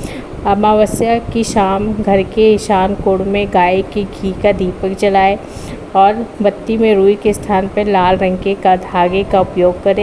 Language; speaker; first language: Hindi; native; Hindi